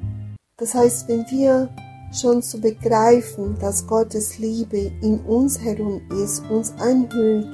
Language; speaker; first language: German; non-native, fluent; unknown